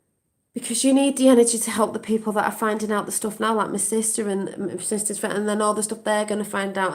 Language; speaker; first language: English; native; English